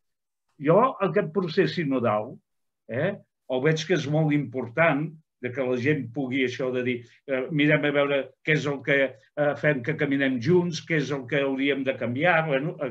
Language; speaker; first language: Catalan; native; Catalan